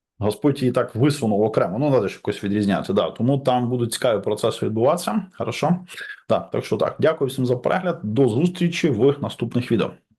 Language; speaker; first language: Ukrainian; non-native, local second language; Russian